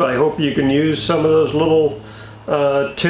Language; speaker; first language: English; native; English